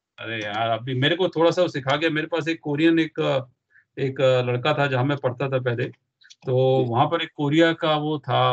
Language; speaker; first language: Hindi; non-native, local second language; Punjabi